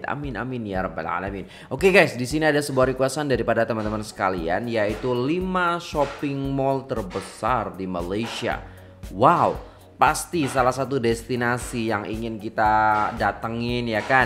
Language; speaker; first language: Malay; non-native, local second language; Javanese